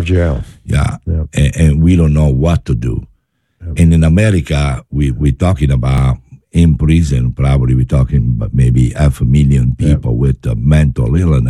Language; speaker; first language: English; non-native, learner; Italian